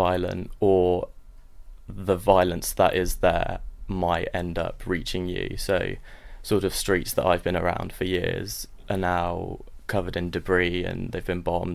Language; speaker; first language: English; native; English